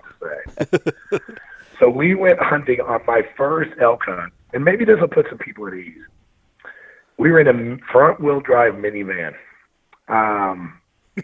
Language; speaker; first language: English; native; English